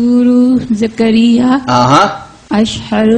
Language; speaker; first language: Arabic; non-native, learner; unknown